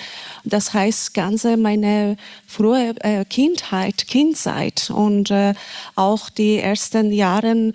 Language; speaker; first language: German; non-native, learner; Persian